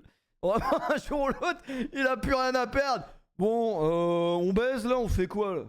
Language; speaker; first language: French; native; French